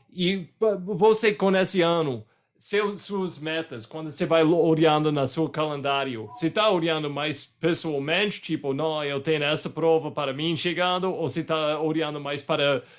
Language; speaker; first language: Portuguese; non-native, fluent; English